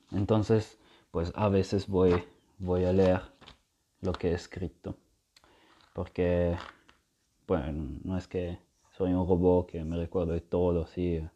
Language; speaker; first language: Spanish; non-native, fluent; Italian